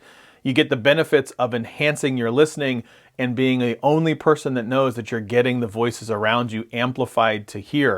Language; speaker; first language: English; native; English